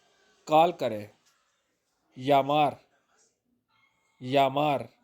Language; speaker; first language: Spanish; non-native, fluent; Urdu